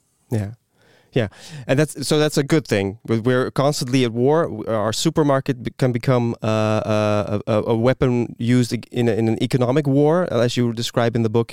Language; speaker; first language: English; non-native, fluent; Dutch